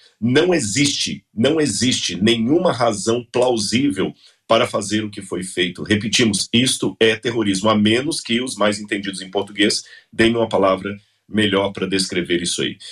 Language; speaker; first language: Portuguese; native; Portuguese